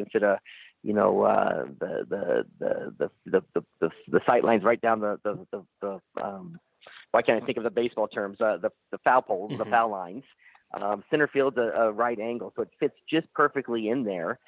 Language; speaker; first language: English; native; English